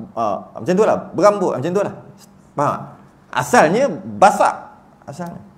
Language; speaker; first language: Malay; native; Malay